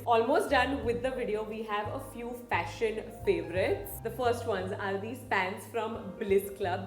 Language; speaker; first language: English; non-native, local second language; Hindi